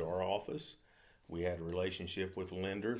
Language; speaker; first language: English; native; English